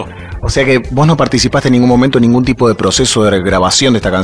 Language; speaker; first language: Spanish; native; Spanish